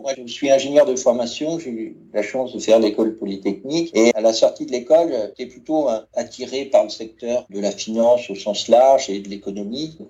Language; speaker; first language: French; native; French